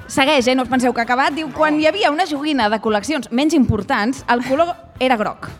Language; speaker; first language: Catalan; native; Catalan